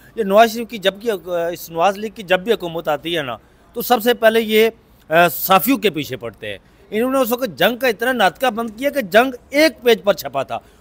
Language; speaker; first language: Urdu; native; Urdu